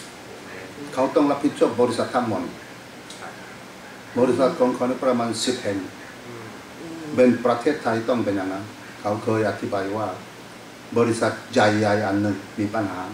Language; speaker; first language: Thai; non-native, fluent; Korean